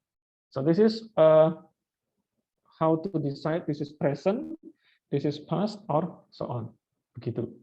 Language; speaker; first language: English; non-native, fluent; Indonesian